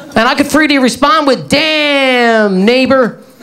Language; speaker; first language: English; native; English